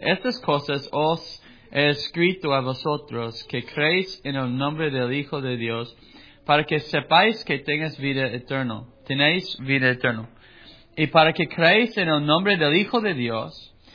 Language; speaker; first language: Spanish; non-native, fluent; English